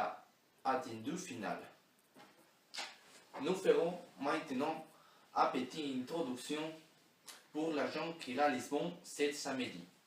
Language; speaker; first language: French; non-native, learner; Spanish